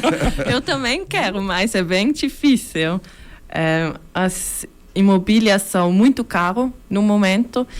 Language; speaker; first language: Portuguese; early bilingual, heritage; Portuguese